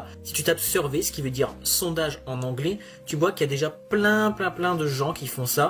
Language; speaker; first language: French; native; French